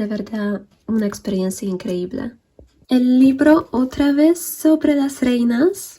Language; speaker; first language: Spanish; non-native, fluent; Polish